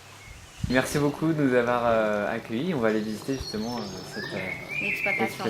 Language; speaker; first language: French; native; French